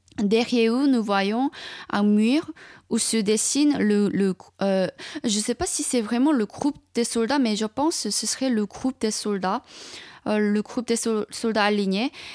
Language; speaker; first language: French; non-native, fluent; Chinese